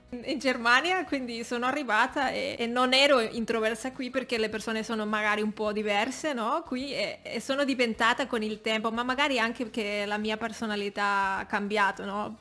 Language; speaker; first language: Italian; non-native, fluent; Catalan